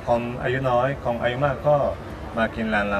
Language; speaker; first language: Thai; non-native, learner; Japanese